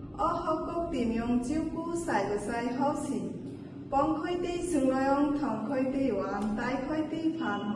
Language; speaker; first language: Cantonese; non-native, learner; Bangla